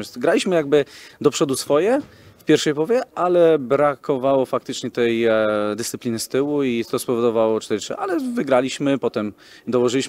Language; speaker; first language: Polish; native; Polish